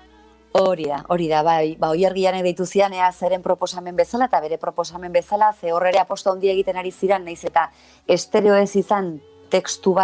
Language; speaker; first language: Basque; native; Basque